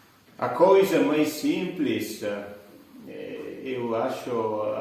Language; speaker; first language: Portuguese; non-native, fluent; Italian